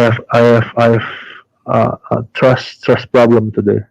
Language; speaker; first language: English; non-native, learner; Indonesian